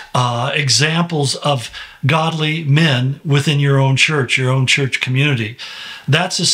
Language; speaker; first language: English; native; English